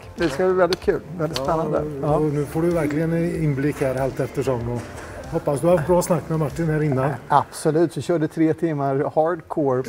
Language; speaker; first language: Swedish; native; Swedish